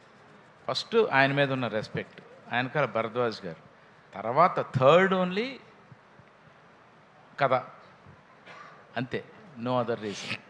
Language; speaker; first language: Telugu; native; Telugu